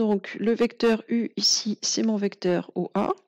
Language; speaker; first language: French; native; French